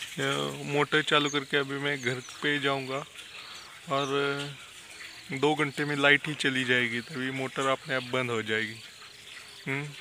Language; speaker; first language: Hindi; non-native, local second language; Marathi